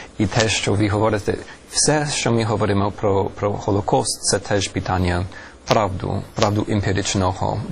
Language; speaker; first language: Ukrainian; non-native, fluent; English